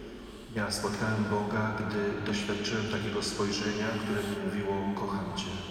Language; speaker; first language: Polish; native; Polish